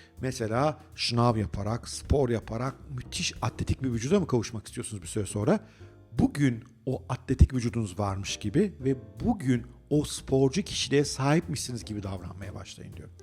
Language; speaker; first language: Turkish; native; Turkish